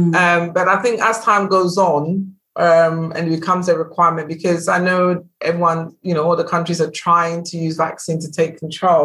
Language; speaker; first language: English; native; English